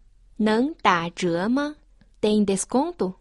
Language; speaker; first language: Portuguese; non-native, fluent; Chinese